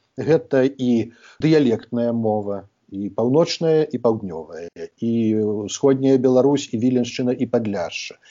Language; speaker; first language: Belarusian; native; Belarusian